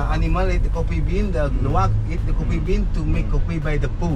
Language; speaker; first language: English; non-native, learner; Indonesian